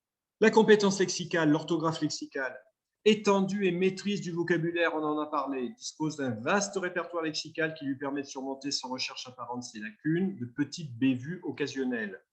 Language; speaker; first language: French; native; French